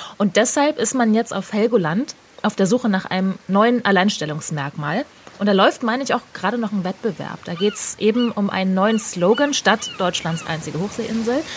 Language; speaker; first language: German; native; German